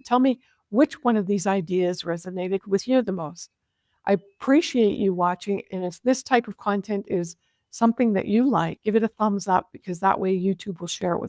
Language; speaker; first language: English; native; English